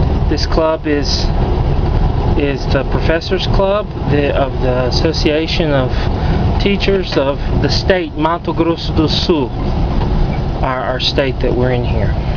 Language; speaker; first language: English; native; English